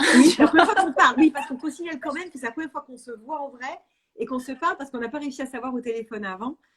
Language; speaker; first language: French; native; French